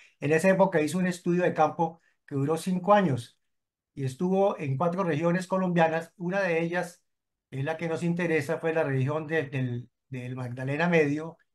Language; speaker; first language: Spanish; native; Spanish